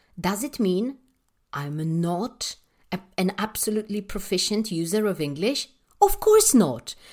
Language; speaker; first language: English; non-native, fluent; Polish